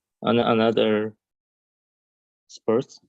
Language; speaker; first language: English; non-native, learner; Korean